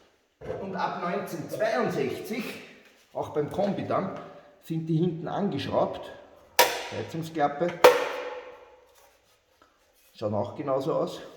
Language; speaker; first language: German; native; German